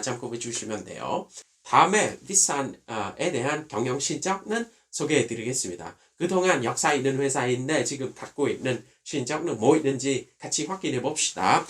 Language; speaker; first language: Korean; non-native, fluent; Vietnamese